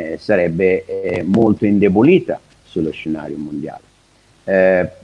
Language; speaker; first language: Italian; native; Italian